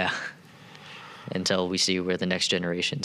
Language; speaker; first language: English; native; English